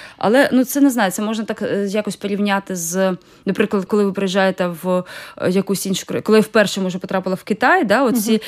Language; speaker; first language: Ukrainian; native; Ukrainian